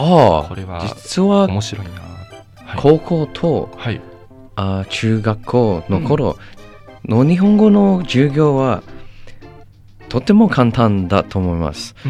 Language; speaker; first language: Japanese; non-native, learner; English